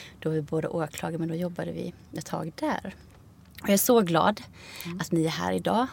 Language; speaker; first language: Swedish; early bilingual, other home language; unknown